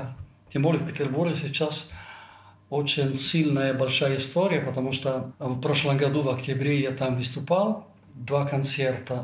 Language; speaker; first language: Russian; non-native, fluent; Italian